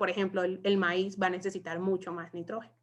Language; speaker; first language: Spanish; native; Spanish